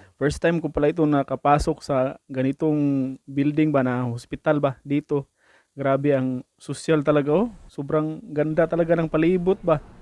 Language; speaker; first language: Filipino; non-native, local second language; Cebuano